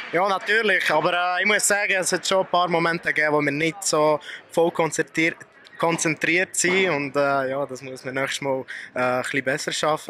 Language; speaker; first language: German; non-native, fluent; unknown